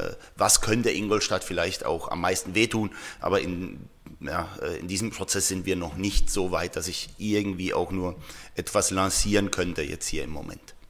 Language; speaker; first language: German; native; German